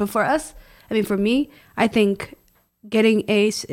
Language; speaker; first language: English; non-native, fluent; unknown